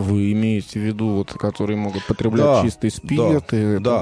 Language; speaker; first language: Russian; native; Russian